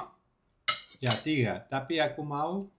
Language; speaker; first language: Indonesian; non-native, learner; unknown